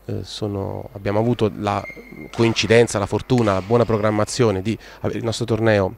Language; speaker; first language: Italian; native; Italian